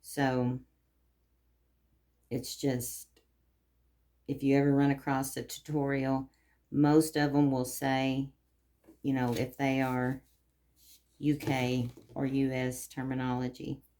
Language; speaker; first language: English; native; English